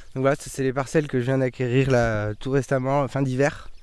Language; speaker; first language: French; native; French